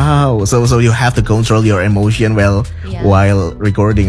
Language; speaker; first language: English; non-native, local second language; Indonesian